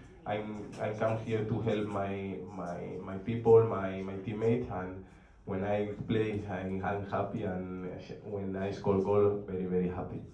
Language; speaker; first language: English; non-native, learner; Spanish